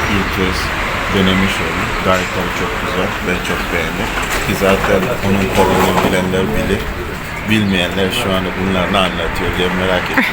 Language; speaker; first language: Turkish; non-native, fluent; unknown